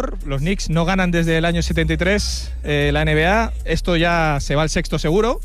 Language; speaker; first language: Spanish; native; Spanish